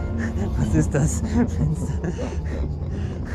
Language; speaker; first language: German; non-native, fluent; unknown